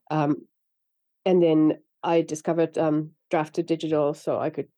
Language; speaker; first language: English; non-native, fluent; Finnish